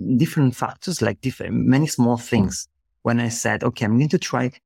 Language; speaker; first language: English; non-native, fluent; Spanish